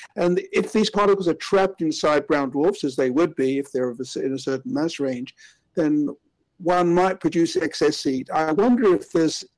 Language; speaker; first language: English; native; English